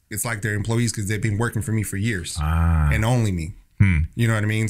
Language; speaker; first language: English; native; English